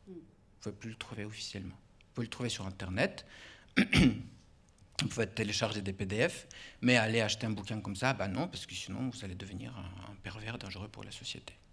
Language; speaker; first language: French; non-native, fluent; Russian